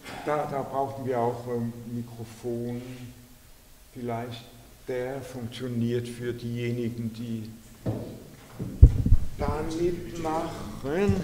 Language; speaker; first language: German; non-native, fluent; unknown